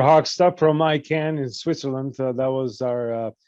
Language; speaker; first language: English; non-native, fluent; Albanian